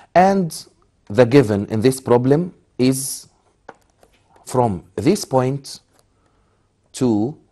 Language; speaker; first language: English; non-native, fluent; Arabic